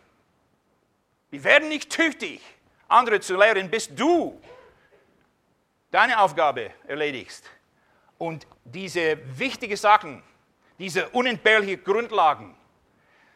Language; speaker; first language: German; non-native, fluent; English